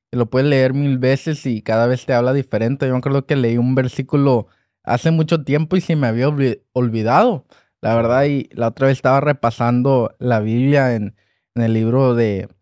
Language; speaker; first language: Spanish; early bilingual, heritage; Spanish